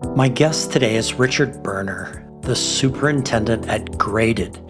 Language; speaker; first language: English; native; English